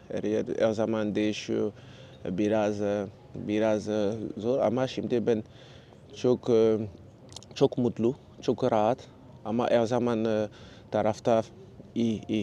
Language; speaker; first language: Turkish; non-native, learner; French